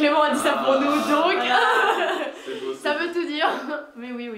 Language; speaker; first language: French; native; French